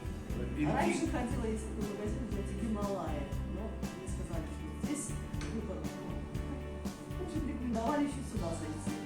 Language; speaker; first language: Russian; native; Russian